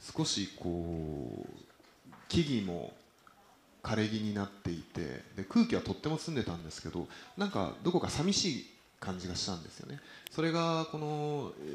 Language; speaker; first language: Japanese; native; Japanese